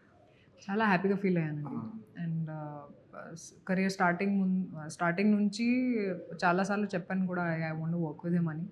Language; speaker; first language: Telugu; non-native, local second language; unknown